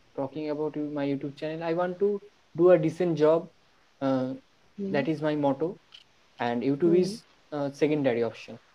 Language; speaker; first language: English; non-native, local second language; Bangla